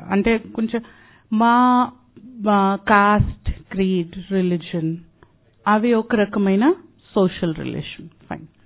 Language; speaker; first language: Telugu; non-native, local second language; Hindi